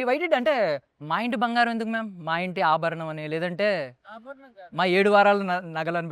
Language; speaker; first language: Telugu; native; Telugu